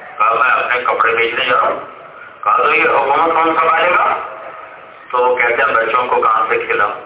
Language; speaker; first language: Urdu; non-native, local second language; Punjabi